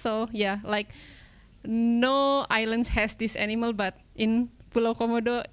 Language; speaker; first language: English; non-native, local second language; Indonesian